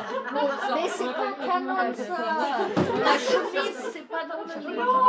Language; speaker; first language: French; non-native, fluent; English